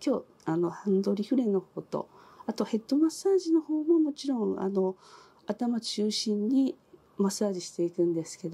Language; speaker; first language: Japanese; native; Japanese